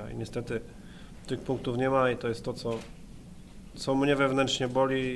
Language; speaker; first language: Polish; native; Polish